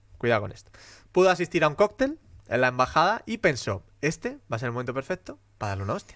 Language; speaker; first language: Spanish; native; Spanish